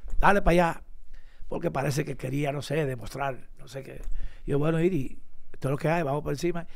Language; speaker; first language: Spanish; native; Spanish